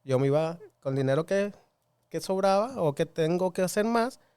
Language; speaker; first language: Spanish; early bilingual, other home language; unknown